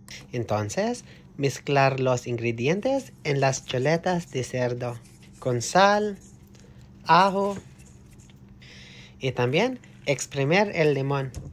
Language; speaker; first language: Spanish; non-native, learner; Filipino